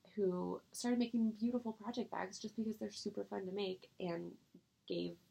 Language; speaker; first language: English; native; English